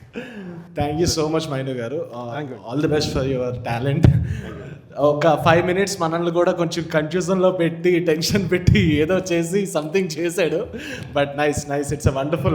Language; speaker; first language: Telugu; native; Telugu